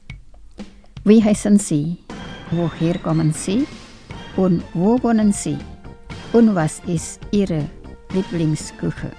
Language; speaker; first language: German; non-native, fluent; Indonesian